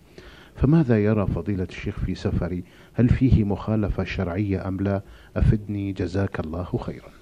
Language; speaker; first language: Arabic; native; Arabic